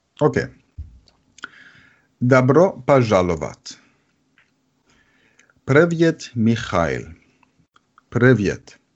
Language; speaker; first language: Russian; non-native, learner; German